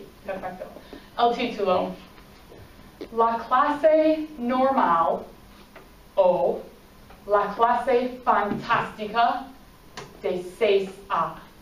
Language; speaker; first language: Spanish; non-native, fluent; English